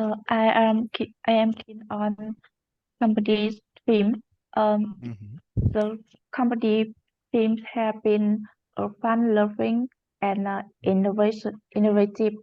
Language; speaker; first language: English; non-native, learner; Vietnamese